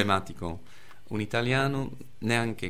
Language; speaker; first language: Italian; non-native, fluent; English